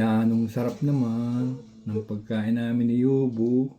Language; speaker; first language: Filipino; native; Filipino